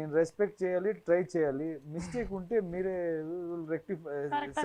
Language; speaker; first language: Telugu; non-native, fluent; Kannada